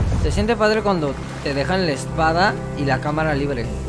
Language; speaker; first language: Spanish; native; Spanish